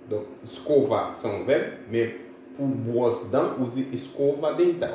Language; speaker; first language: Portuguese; non-native, fluent; Haitian Creole